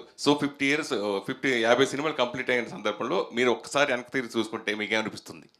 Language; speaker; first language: Telugu; native; Telugu